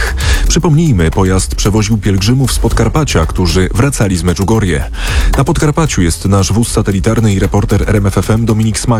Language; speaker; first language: Polish; native; Polish